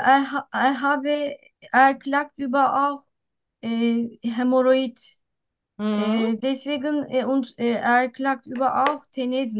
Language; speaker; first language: German; non-native, learner; Turkish